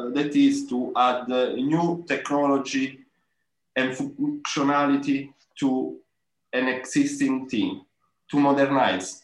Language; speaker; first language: English; non-native, learner; Italian